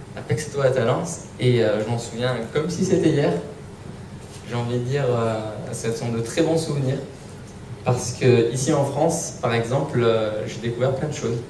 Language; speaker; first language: French; early bilingual, other home language; Persian